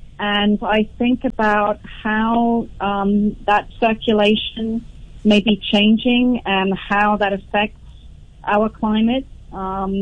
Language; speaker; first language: English; native; English